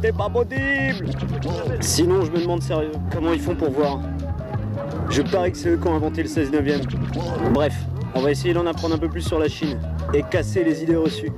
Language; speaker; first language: French; native; French